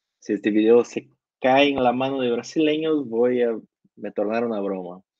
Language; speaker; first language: Spanish; non-native, learner; Portuguese